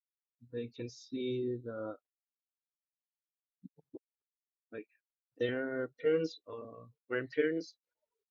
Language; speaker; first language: English; non-native, learner; Vietnamese